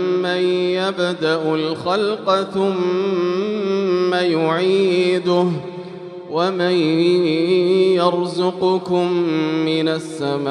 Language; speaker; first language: Arabic; native; Arabic